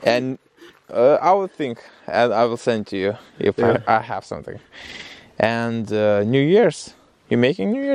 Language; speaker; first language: English; non-native, learner; Lithuanian